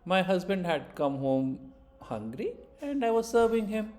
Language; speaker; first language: English; non-native, local second language; Kannada